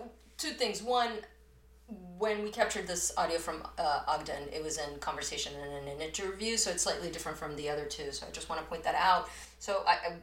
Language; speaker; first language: English; early bilingual, other home language; Spanish